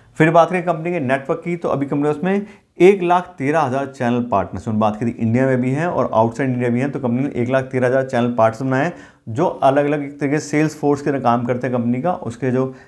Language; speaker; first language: Hindi; native; Hindi